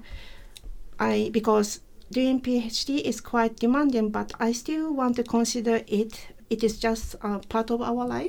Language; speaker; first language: English; non-native, fluent; Japanese